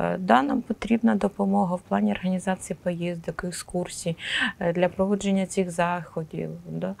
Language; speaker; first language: Ukrainian; non-native, local second language; Russian